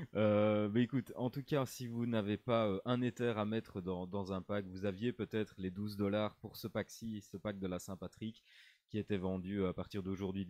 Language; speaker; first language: French; native; French